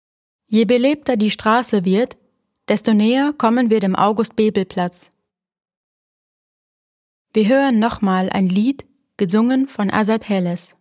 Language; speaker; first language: German; native; German